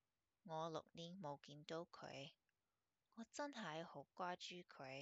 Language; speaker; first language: Cantonese; non-native, learner; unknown